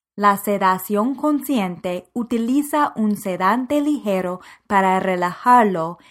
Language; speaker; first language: Spanish; non-native, fluent; English